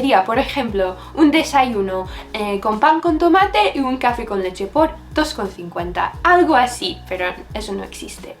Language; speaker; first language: Spanish; non-native, fluent; English